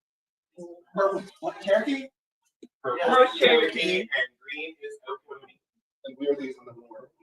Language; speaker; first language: English; native; English